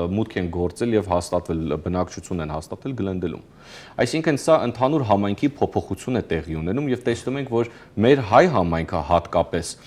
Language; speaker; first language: Armenian; early bilingual, heritage; Armenian